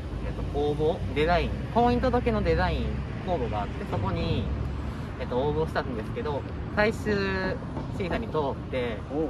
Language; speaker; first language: Japanese; native; Japanese